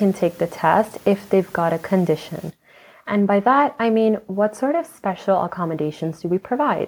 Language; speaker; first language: English; native; English